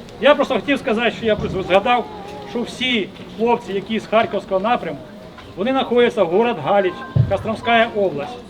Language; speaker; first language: Ukrainian; non-native, local second language; Russian